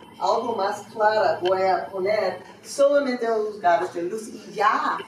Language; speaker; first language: Spanish; non-native, learner; English